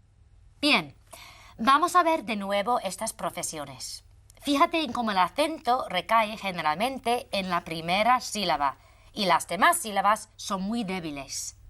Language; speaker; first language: Spanish; native; Spanish